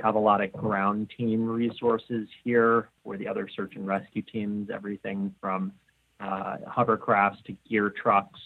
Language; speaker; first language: English; native; English